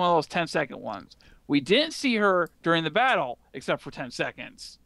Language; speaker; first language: English; native; English